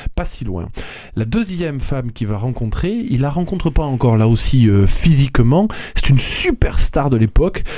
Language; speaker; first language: French; native; French